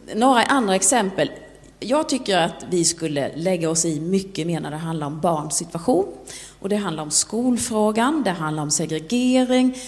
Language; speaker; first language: Swedish; native; Swedish